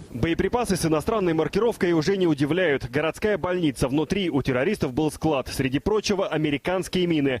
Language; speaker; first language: Russian; native; Russian